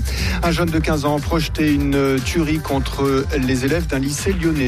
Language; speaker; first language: French; native; French